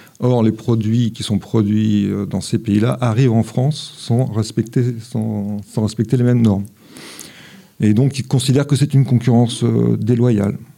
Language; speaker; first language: French; native; French